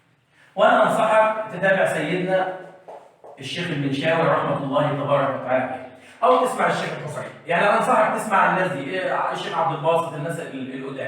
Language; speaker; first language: Arabic; native; Arabic